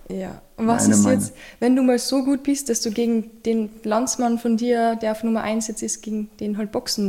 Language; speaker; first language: German; native; German